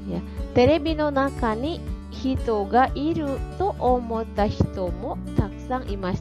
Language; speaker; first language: Japanese; non-native, fluent; Indonesian